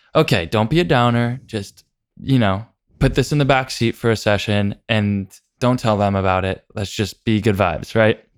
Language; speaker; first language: English; native; English